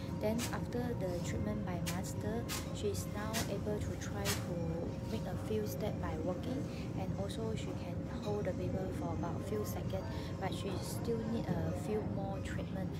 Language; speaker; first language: English; non-native, local second language; Cantonese